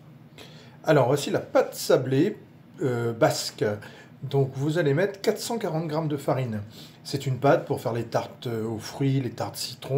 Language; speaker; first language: French; native; French